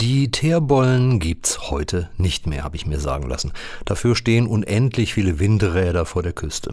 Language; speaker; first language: German; native; German